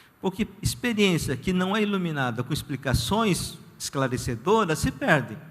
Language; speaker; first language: Portuguese; early bilingual, other home language; Korean